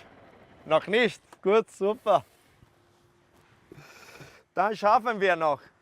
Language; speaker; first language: German; non-native, fluent; Italian